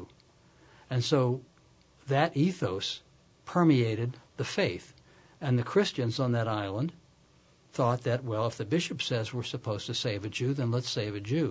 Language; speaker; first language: English; native; English